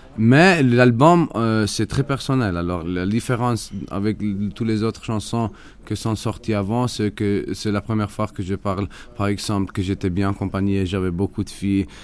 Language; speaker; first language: French; non-native, fluent; Spanish